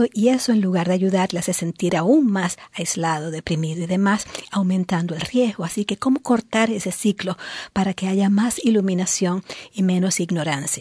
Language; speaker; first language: Spanish; native; Spanish